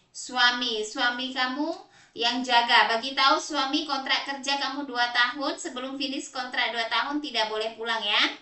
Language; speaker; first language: Indonesian; native; Indonesian